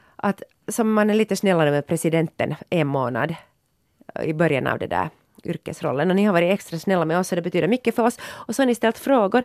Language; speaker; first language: Swedish; native; Swedish